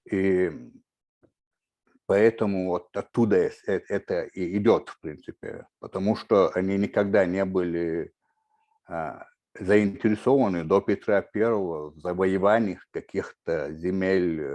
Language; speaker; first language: Russian; non-native, local second language; Chechen